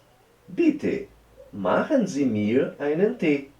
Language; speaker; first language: German; non-native, fluent; Portuguese